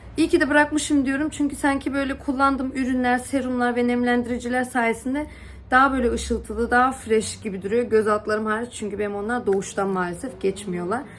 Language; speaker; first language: Turkish; early bilingual, heritage; Turkish